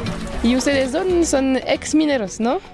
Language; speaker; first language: Spanish; non-native, fluent; French